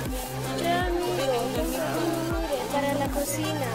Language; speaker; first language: Spanish; non-native, learner; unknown